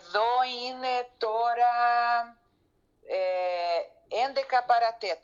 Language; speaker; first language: Greek; early bilingual, heritage; Greek